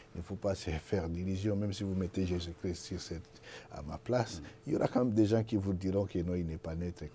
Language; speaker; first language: French; non-native, local second language; Lingala